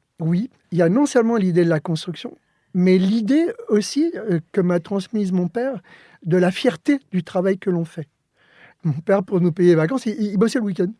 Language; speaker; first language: French; early bilingual, other home language; Spanish